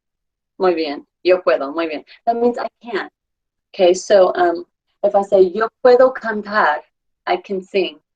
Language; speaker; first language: Spanish; non-native, fluent; English